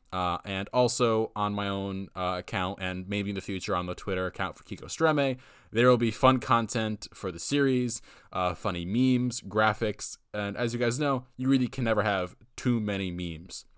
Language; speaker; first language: English; native; English